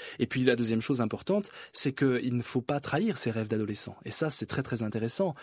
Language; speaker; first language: French; native; French